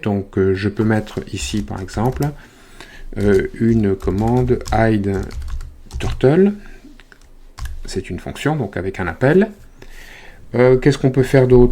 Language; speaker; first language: French; native; French